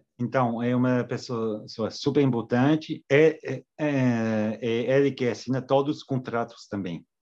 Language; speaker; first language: Portuguese; non-native, fluent; French